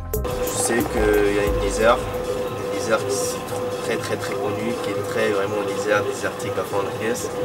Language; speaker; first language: French; non-native, fluent; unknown